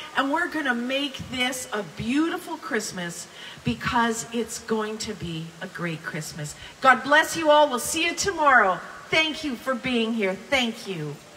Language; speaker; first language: English; native; English